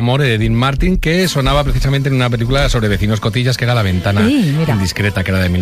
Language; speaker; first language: Spanish; native; Spanish